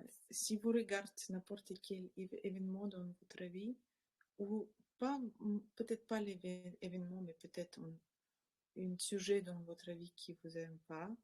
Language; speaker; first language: French; non-native, learner; Russian